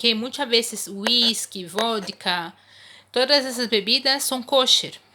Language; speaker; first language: Spanish; non-native, fluent; Portuguese